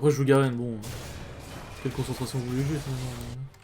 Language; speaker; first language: French; native; French